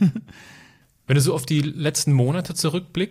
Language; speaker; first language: German; native; German